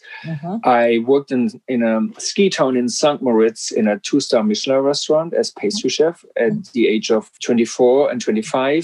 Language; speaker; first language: English; non-native, fluent; German